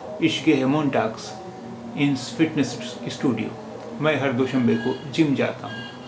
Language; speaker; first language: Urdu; native; Urdu